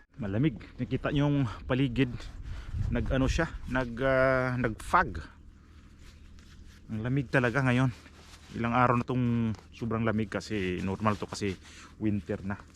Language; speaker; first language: Filipino; non-native, local second language; Cebuano